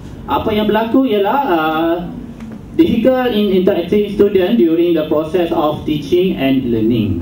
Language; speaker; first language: English; non-native, local second language; Malay